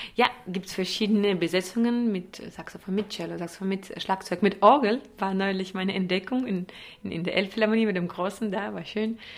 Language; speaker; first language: German; non-native, fluent; Russian